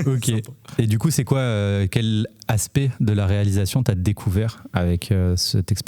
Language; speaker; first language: French; native; French